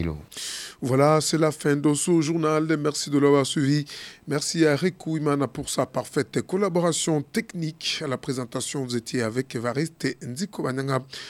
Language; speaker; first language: French; non-native, local second language; Rundi